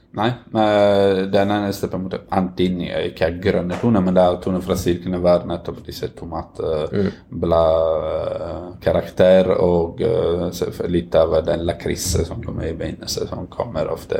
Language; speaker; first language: Norwegian; non-native, fluent; Italian